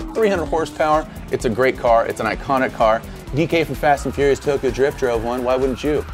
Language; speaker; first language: English; native; English